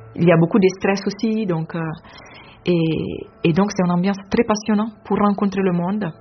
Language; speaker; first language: French; non-native, fluent; Italian